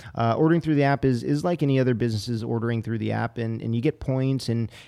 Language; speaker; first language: English; native; English